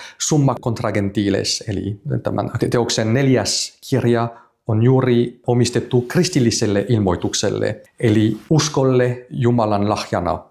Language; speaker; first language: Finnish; non-native, fluent; French